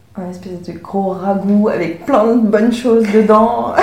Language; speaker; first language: French; early bilingual, other home language; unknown